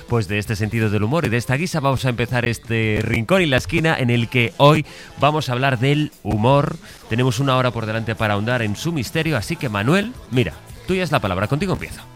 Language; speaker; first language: Spanish; native; Spanish